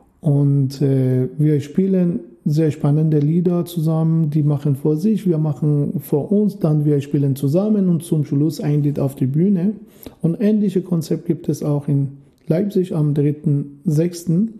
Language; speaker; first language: German; non-native, fluent; Persian